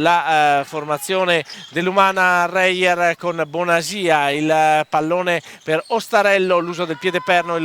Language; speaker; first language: Italian; native; Italian